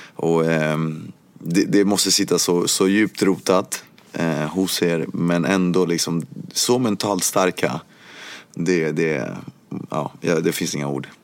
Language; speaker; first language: Swedish; early bilingual, other home language; Spanish